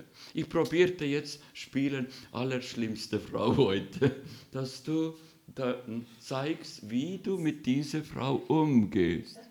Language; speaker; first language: German; non-native, learner; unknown